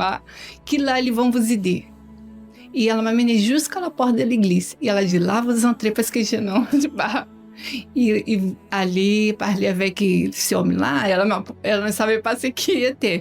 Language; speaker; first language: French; non-native, learner; Portuguese